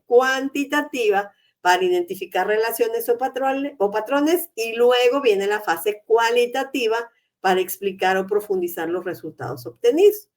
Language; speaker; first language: Spanish; native; Spanish